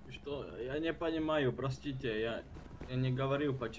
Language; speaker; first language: Russian; non-native, learner; Czech